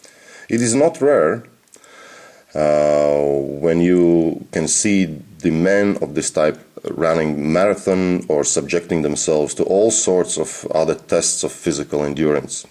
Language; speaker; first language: English; non-native, fluent; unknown